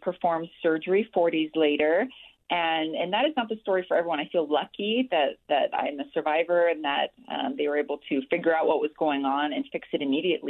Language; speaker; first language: English; native; English